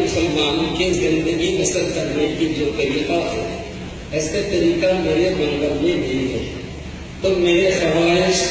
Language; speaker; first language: Urdu; non-native, local second language; Bangla